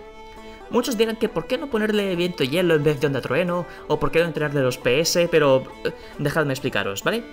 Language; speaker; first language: Spanish; native; Spanish